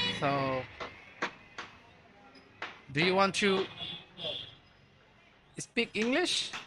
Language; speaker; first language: English; non-native, learner; Bangla